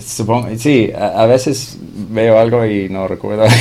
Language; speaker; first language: Spanish; non-native, fluent; English